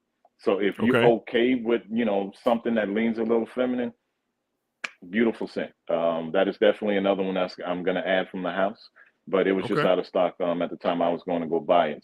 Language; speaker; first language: English; native; English